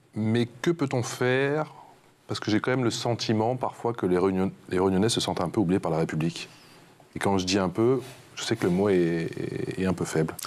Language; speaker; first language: French; native; French